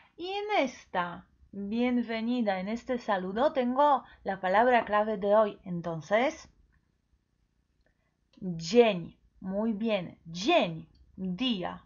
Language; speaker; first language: Spanish; non-native, fluent; Polish